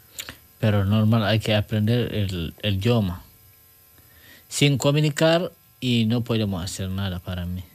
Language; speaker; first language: Spanish; non-native, learner; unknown